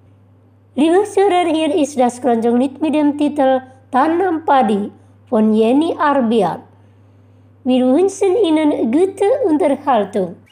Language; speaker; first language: German; non-native, fluent; Indonesian